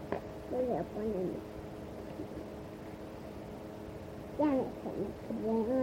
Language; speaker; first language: Spanish; early bilingual, heritage; Spanish